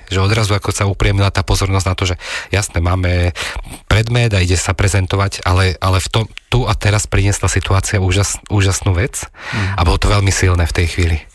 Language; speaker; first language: Slovak; native; Slovak